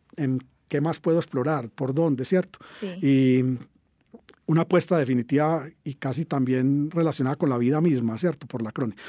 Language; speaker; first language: Spanish; native; Spanish